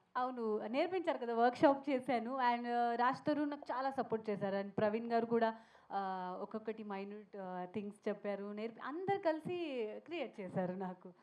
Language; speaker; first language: Telugu; non-native, learner; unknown